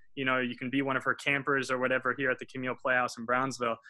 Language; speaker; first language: English; native; English